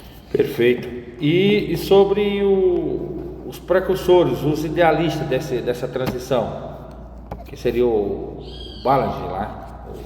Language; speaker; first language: Portuguese; native; Portuguese